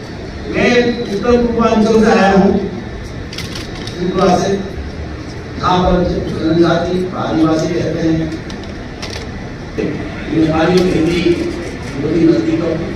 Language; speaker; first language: Hindi; non-native, local second language; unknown